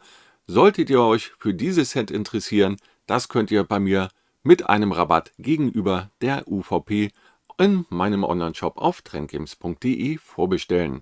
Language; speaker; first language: German; native; German